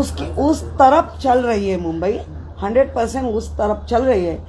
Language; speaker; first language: Hindi; non-native, local second language; Marathi